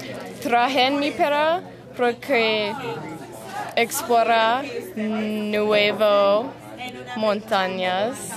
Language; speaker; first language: Spanish; non-native, learner; English